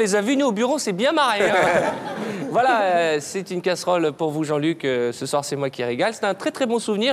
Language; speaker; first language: French; native; French